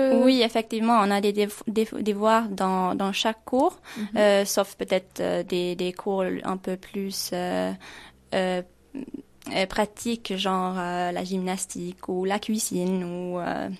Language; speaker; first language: French; non-native, fluent; Swedish